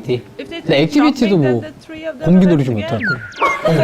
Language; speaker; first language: Korean; native; Korean